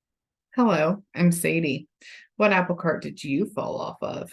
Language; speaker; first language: English; native; English